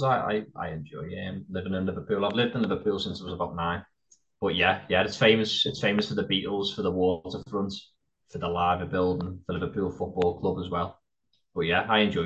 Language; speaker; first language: English; native; English